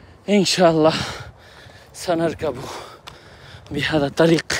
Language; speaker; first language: Arabic; non-native, learner; Bangla